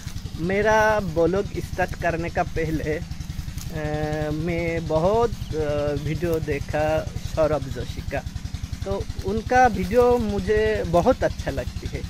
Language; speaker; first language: Hindi; non-native, fluent; Bangla